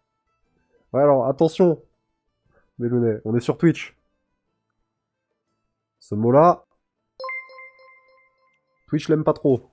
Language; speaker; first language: French; native; French